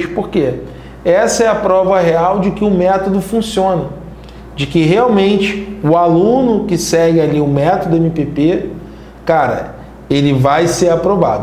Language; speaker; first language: Portuguese; native; Portuguese